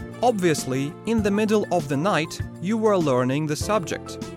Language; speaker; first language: English; non-native, fluent; Russian